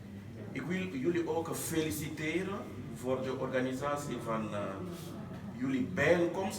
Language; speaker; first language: Dutch; non-native, fluent; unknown